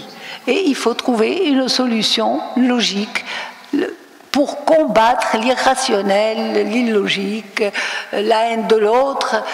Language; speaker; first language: French; non-native, local second language; Arabic